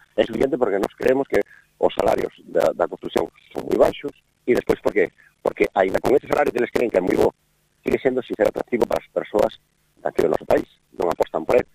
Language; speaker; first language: Galician; native; Galician